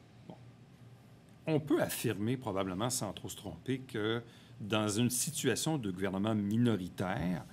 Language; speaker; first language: French; native; French